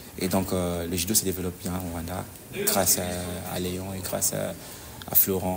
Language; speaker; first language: French; non-native, local second language; Lingala